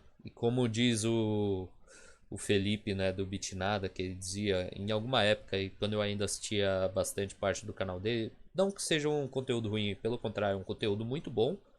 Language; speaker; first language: Portuguese; native; Portuguese